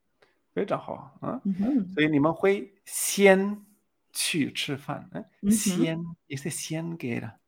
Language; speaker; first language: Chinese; non-native, learner; Spanish